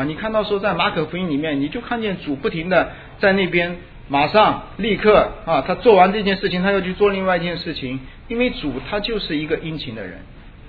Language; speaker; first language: Chinese; native; Chinese